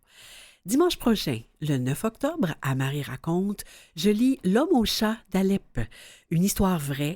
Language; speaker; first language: French; native; French